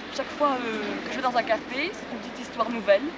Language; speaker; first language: French; native; French